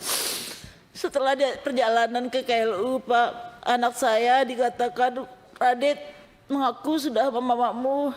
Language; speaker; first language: Indonesian; non-native, local second language; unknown